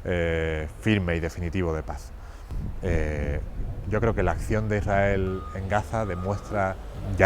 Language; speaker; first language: Spanish; native; Spanish